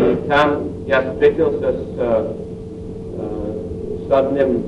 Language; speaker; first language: Russian; non-native, learner; English